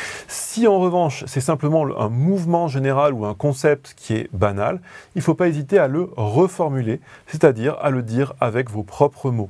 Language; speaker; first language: French; native; French